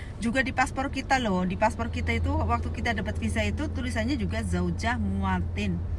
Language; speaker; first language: Indonesian; native; Indonesian